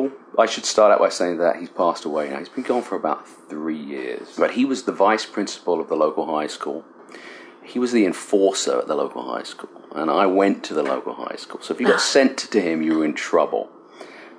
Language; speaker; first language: English; native; English